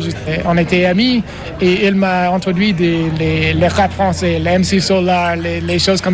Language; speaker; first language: French; non-native, learner; English